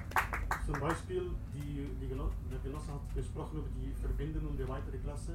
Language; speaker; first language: German; non-native, learner; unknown